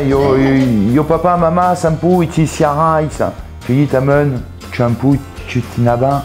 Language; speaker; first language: Chinese; non-native, learner; French